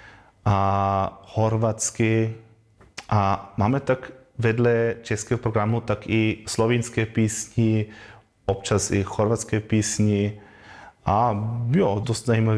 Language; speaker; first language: Czech; non-native, fluent; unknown